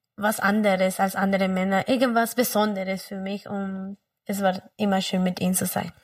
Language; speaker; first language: German; non-native, fluent; Spanish